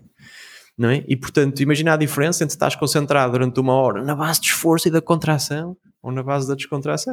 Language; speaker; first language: Portuguese; native; Portuguese